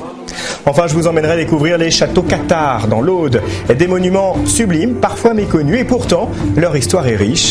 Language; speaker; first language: French; native; French